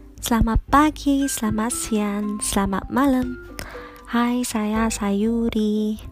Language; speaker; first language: Indonesian; early bilingual, heritage; Japanese